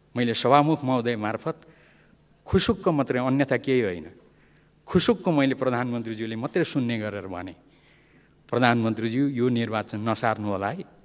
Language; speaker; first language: Nepali; non-native, local second language; Limbu